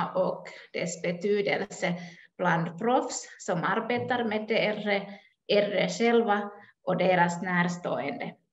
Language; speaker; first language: Swedish; non-native, local second language; Finnish